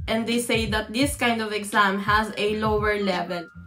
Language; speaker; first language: English; non-native, local second language; Filipino